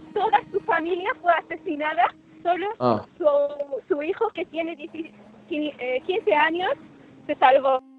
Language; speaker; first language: Spanish; non-native, fluent; Arabic